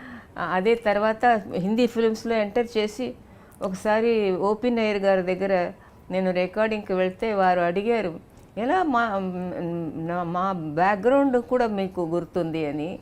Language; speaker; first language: Telugu; non-native, local second language; Tamil